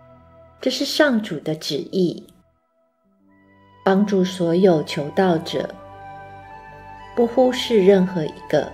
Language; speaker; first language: Chinese; native; Chinese